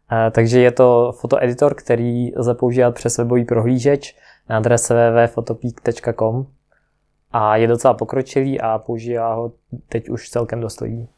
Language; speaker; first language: Czech; non-native, fluent; Ukrainian